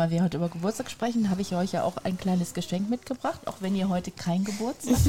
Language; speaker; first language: German; native; German